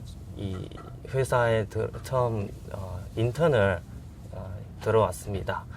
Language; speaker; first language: Korean; non-native, fluent; Chinese